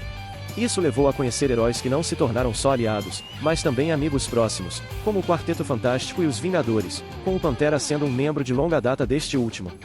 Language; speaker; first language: Portuguese; native; Portuguese